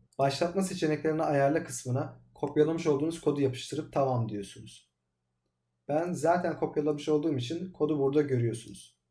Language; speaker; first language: Turkish; native; Turkish